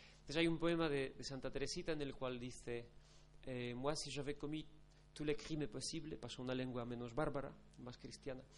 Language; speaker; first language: Spanish; non-native, fluent; Polish